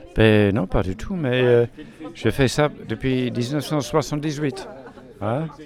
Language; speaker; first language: French; non-native, fluent; English